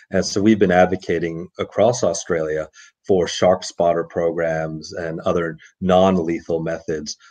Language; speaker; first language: English; native; English